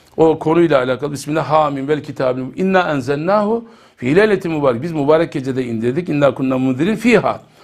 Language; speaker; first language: Turkish; native; Turkish